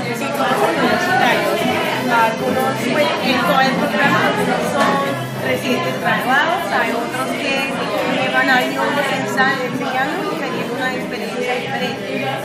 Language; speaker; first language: Spanish; non-native, fluent; English